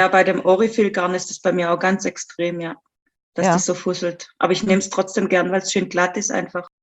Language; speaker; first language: German; native; German